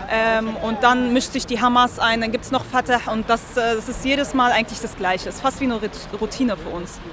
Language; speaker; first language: German; early bilingual, other home language; Arabic